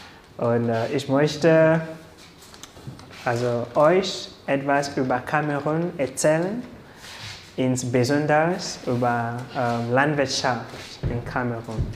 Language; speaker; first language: German; non-native, learner; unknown